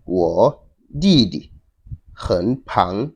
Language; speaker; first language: Chinese; non-native, fluent; Wolof